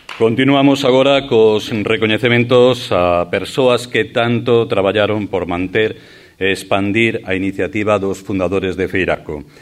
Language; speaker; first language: Galician; native; Galician